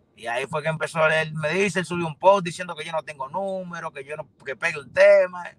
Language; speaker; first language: Spanish; native; Spanish